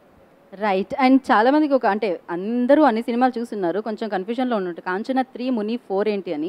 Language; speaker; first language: Telugu; native; Telugu